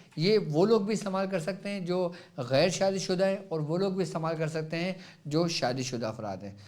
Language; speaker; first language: Urdu; native; Urdu